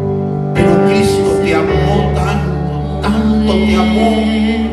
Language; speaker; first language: Spanish; native; Spanish